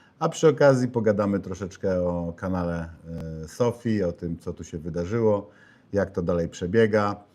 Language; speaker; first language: Polish; native; Polish